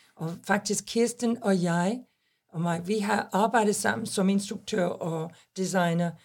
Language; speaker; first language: Danish; non-native, fluent; English